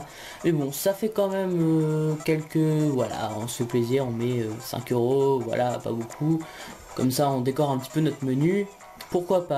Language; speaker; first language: French; native; French